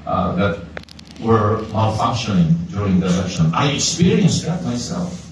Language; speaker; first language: English; non-native, local second language; Filipino